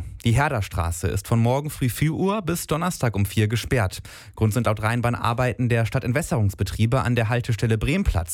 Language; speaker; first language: German; native; German